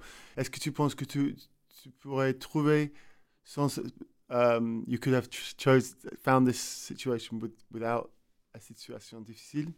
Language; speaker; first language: French; non-native, learner; English